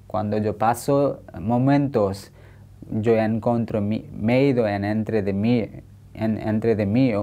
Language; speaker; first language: Spanish; non-native, learner; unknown